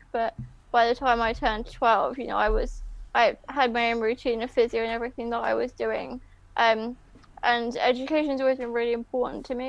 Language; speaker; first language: English; native; English